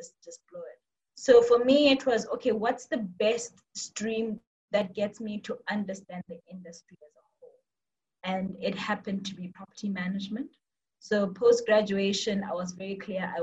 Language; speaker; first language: English; non-native, local second language; Tswana